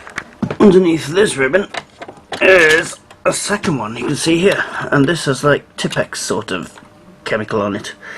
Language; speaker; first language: English; native; English